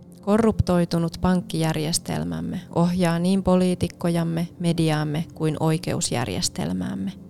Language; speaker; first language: Finnish; native; Finnish